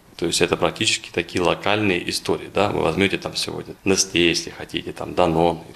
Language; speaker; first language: Russian; native; Russian